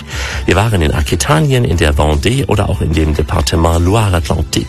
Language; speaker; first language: German; native; German